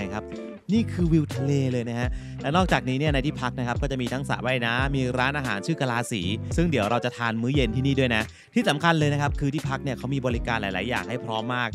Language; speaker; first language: Thai; native; Thai